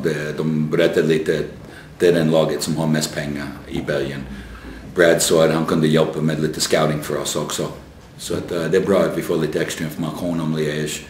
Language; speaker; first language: Swedish; non-native, fluent; English